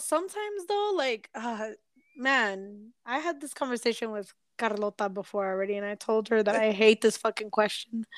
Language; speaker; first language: English; early bilingual, other home language; Spanish